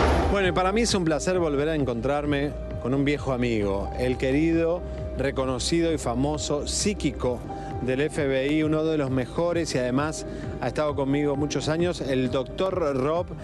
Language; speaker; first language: Spanish; native; Spanish